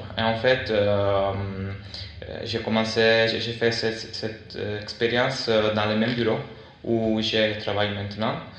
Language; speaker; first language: French; non-native, fluent; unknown